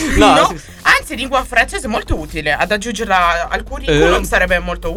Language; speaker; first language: Italian; non-native, learner; German